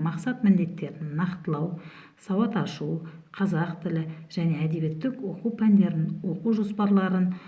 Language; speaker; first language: Kazakh; native; Kazakh